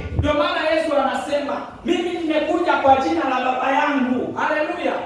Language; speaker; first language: Swahili; non-native, local second language; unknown